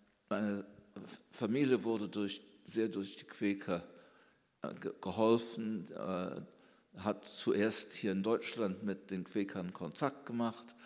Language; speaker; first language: German; early bilingual, heritage; German